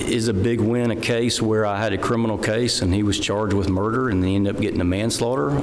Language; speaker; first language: English; native; English